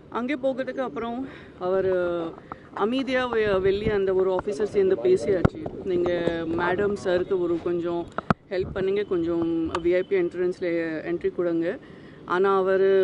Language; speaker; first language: Tamil; non-native, local second language; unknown